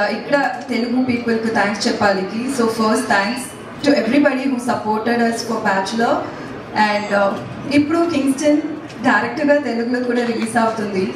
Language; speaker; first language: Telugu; non-native, learner; Tamil